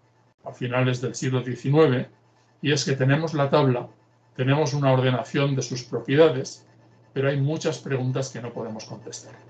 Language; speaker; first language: Spanish; native; Spanish